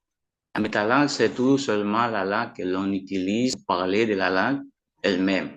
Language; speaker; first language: French; non-native, fluent; Spanish